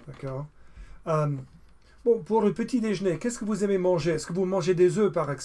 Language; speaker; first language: French; non-native, fluent; English